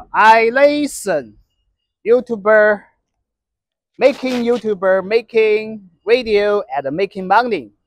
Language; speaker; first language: English; non-native, learner; Chinese